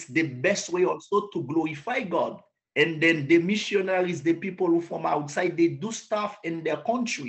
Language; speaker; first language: English; non-native, learner; Haitian Creole